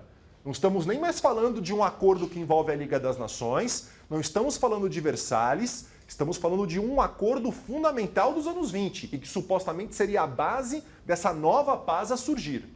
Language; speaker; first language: Portuguese; native; Portuguese